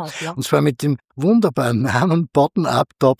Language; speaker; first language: German; native; German